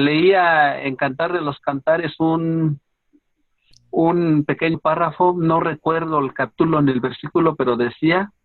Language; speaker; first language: Spanish; native; Spanish